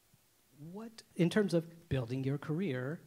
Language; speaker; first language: English; native; English